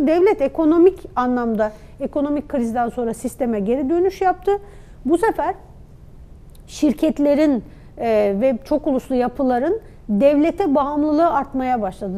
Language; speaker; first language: Turkish; native; Turkish